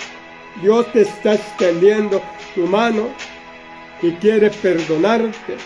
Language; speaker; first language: Spanish; native; Spanish